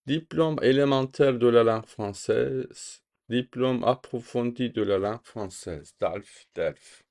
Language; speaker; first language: French; non-native, fluent; Turkish